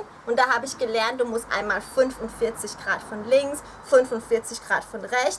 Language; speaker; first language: German; early bilingual, other home language; Thai